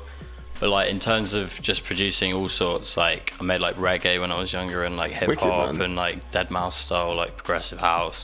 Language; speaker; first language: English; native; English